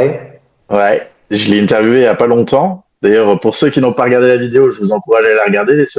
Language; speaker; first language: French; native; French